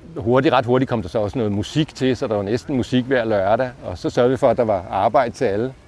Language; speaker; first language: Danish; native; Danish